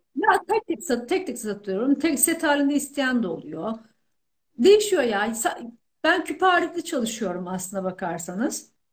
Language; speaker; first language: Turkish; native; Turkish